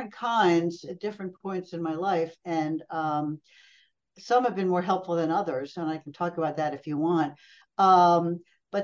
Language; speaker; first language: English; native; English